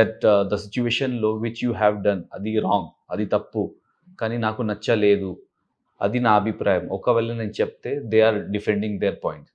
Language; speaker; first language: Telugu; non-native, learner; Urdu